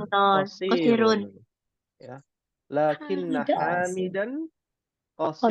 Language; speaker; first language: Arabic; non-native, fluent; Indonesian